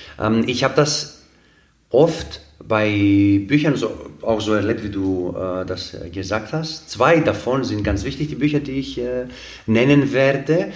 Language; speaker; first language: German; non-native, fluent; Greek